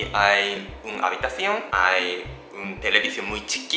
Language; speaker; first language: Spanish; non-native, learner; Japanese